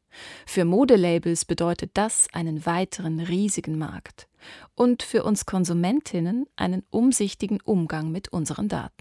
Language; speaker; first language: German; native; German